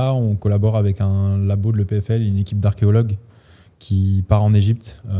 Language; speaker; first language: French; native; French